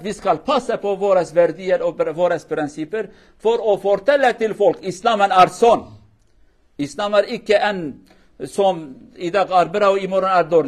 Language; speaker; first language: Swedish; non-native, learner; Kurdish